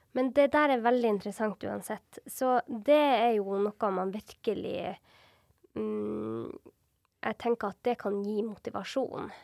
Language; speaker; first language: Norwegian; native; Norwegian